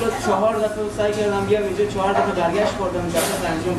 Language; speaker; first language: Persian; native; Persian